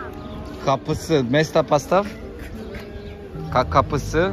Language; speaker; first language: Russian; non-native, learner; Turkish